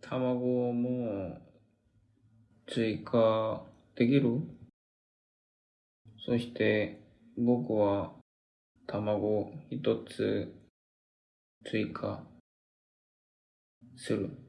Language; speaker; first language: Japanese; non-native, learner; Korean